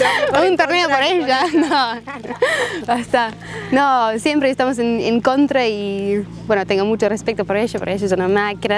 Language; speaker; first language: Spanish; non-native, learner; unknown